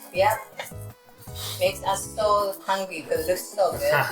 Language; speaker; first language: English; non-native, learner; Japanese